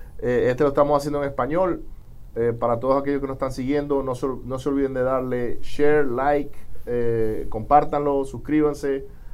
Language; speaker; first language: Spanish; native; Spanish